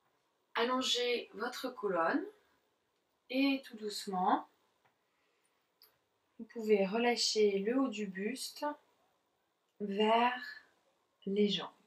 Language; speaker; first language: French; native; French